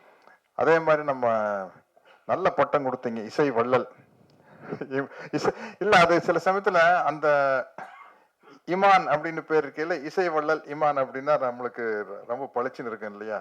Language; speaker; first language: Tamil; native; Tamil